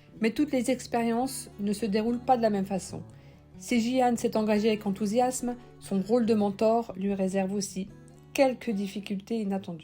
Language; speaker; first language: French; native; French